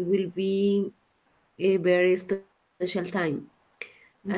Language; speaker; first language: English; non-native, learner; Spanish